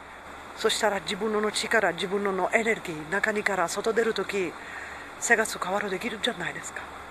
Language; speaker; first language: Japanese; non-native, learner; Italian